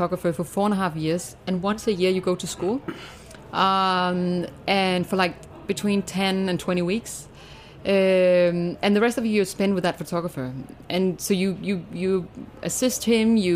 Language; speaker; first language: English; non-native, fluent; Danish